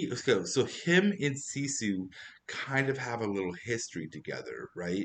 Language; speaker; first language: English; native; English